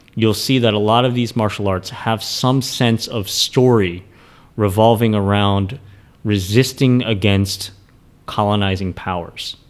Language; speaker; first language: English; native; English